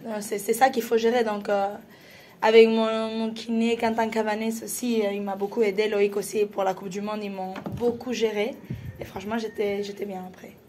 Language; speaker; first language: French; non-native, fluent; Spanish